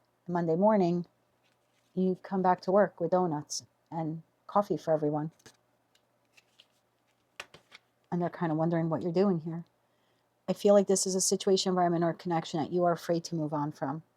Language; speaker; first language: English; native; English